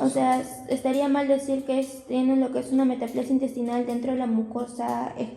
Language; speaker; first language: Spanish; native; Spanish